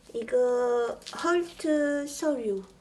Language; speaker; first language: Korean; early bilingual, heritage; French